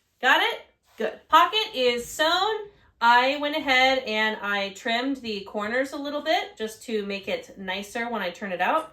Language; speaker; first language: English; native; English